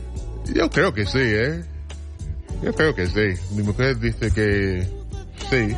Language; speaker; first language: Spanish; non-native, fluent; English